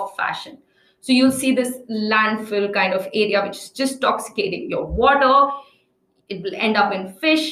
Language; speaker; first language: English; non-native, local second language; Hindi